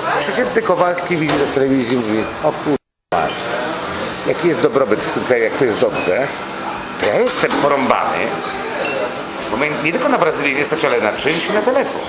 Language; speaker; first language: Polish; native; Polish